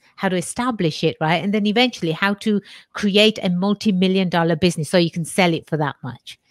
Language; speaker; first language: English; native; English